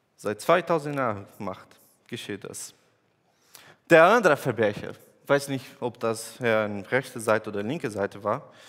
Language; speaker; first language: German; non-native, fluent; Portuguese